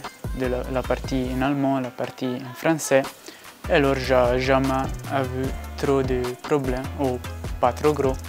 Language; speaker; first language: French; non-native, local second language; Italian